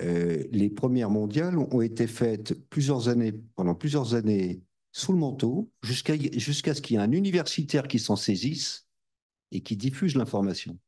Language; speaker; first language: French; native; French